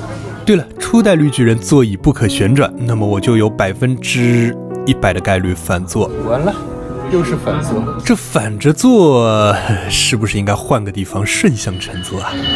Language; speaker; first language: Chinese; native; Chinese